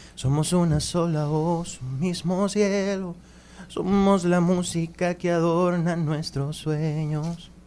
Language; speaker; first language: Spanish; native; Spanish